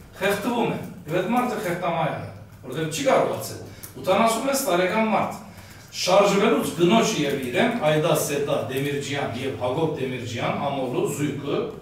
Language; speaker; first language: Armenian; early bilingual, heritage; Armenian